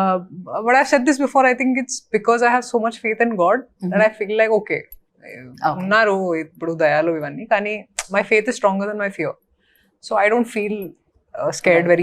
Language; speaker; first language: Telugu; non-native, fluent; Hindi